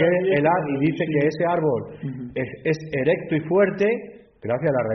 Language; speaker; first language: Spanish; native; Spanish